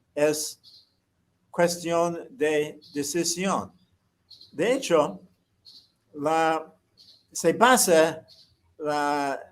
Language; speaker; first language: Spanish; non-native, fluent; English